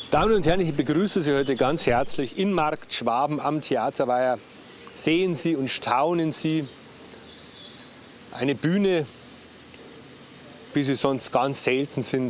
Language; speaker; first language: German; native; German